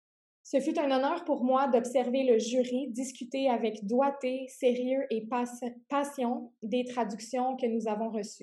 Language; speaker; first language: French; native; French